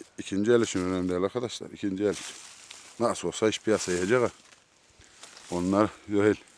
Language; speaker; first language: Turkish; native; Turkish